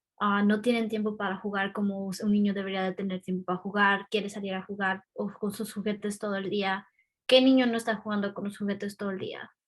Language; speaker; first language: Spanish; early bilingual, heritage; Spanish